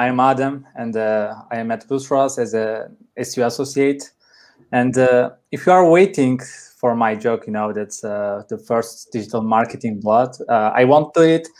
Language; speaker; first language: English; non-native, learner; Turkish